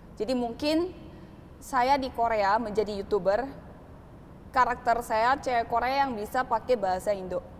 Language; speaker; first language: Indonesian; early bilingual, other home language; Korean